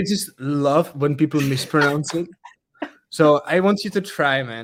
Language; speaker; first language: English; non-native, fluent; Czech